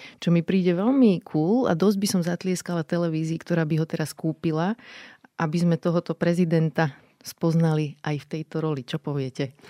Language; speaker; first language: Slovak; native; Slovak